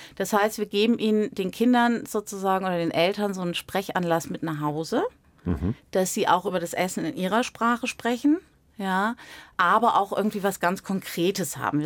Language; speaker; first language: German; native; German